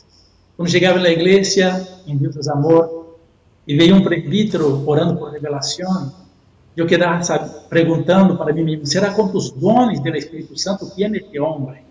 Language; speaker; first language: Spanish; non-native, fluent; Portuguese